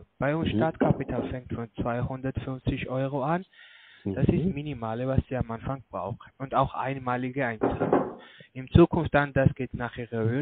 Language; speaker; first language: German; non-native, learner; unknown